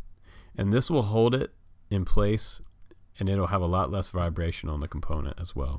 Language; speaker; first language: English; native; English